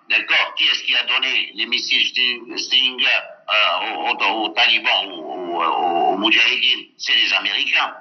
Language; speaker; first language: French; non-native, local second language; Arabic